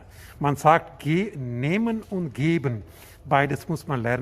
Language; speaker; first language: German; non-native, learner; Urdu